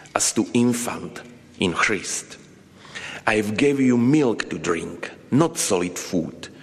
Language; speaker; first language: English; non-native, learner; Slovak